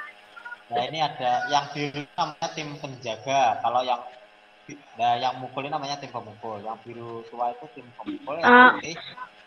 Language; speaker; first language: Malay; non-native, local second language; Javanese